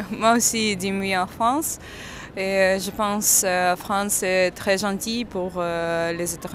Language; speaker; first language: French; non-native, learner; Ukrainian